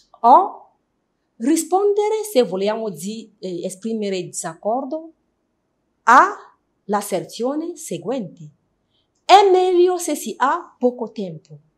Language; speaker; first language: Italian; non-native, fluent; French